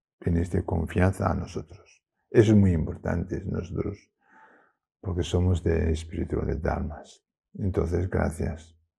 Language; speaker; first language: Spanish; non-native, learner; Tibetan